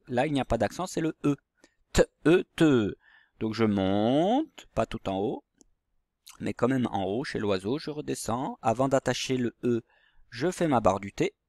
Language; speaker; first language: French; native; French